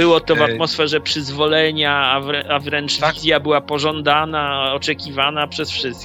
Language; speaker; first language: Polish; native; Polish